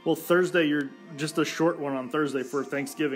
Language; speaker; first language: English; native; English